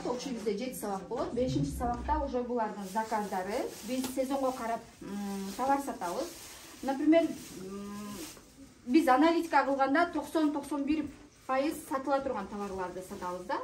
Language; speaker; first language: Kyrgyz; native; Kyrgyz